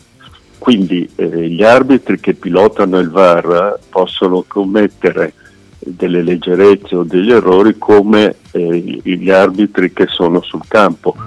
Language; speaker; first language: Italian; native; Italian